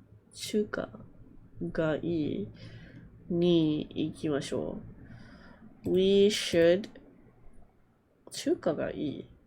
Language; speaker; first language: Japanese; non-native, learner; English